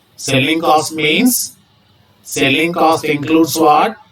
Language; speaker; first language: English; non-native, local second language; Telugu